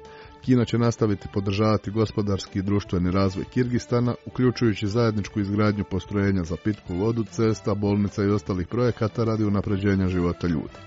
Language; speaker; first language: Croatian; non-native, fluent; Chinese